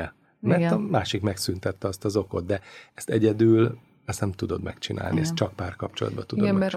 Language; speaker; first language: Hungarian; native; Hungarian